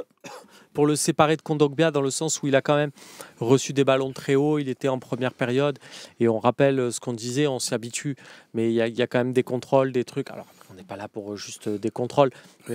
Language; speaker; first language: French; native; French